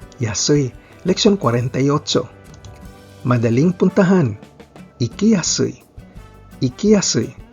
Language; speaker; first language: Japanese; non-native, fluent; Filipino